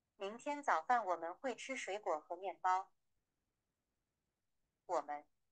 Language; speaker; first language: Chinese; non-native, learner; Vietnamese